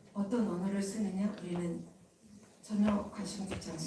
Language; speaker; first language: Korean; native; Korean